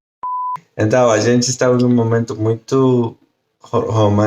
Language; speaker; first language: Portuguese; non-native, learner; Spanish